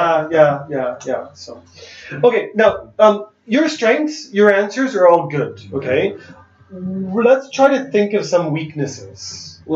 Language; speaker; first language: English; non-native, fluent; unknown